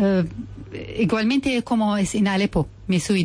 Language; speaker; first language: Spanish; non-native, learner; Arabic